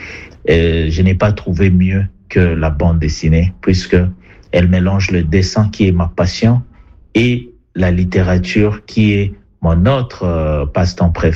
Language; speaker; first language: French; non-native, local second language; Swahili